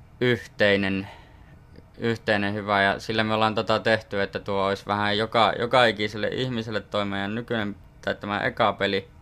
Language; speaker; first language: Finnish; native; Finnish